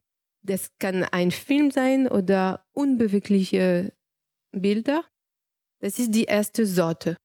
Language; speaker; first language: German; non-native, fluent; French